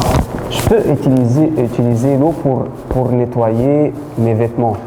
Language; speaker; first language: French; non-native, fluent; Arabic